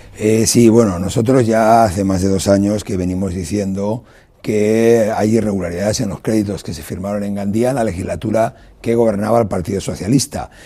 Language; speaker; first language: Spanish; non-native, local second language; Catalan